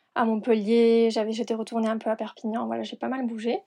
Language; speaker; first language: French; native; French